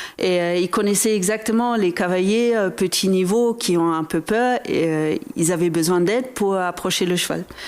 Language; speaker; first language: French; non-native, fluent; German